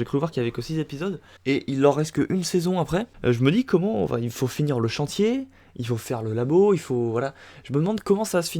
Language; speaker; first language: French; native; French